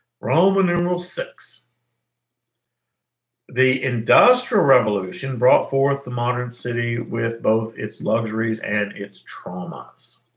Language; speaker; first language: English; native; English